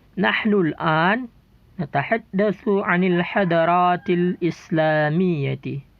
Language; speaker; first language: Arabic; non-native, fluent; Indonesian